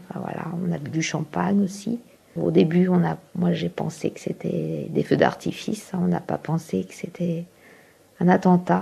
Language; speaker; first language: French; native; French